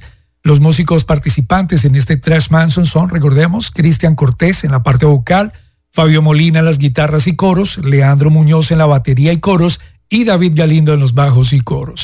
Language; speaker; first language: Spanish; native; Spanish